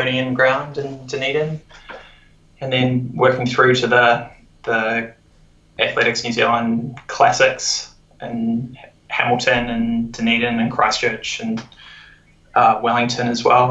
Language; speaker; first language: English; native; English